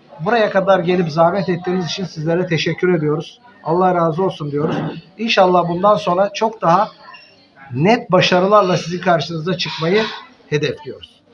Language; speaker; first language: Turkish; native; Turkish